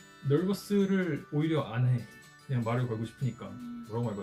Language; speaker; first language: Korean; native; Korean